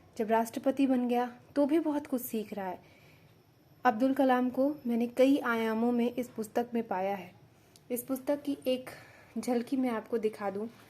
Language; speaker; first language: Hindi; native; Hindi